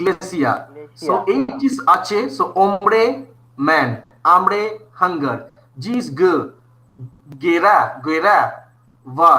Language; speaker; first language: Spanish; non-native, fluent; Bangla